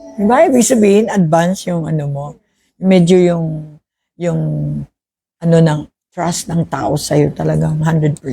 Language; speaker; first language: Filipino; non-native, local second language; Hiligaynon